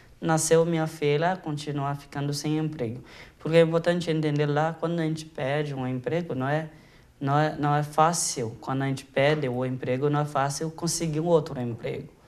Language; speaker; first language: Portuguese; non-native, fluent; Haitian Creole